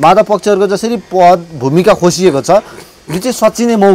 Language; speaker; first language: Nepali; native; Nepali